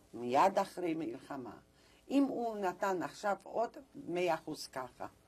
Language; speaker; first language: Hebrew; non-native, fluent; Polish